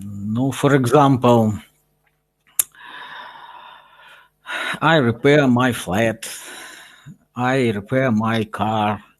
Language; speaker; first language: English; non-native, learner; Russian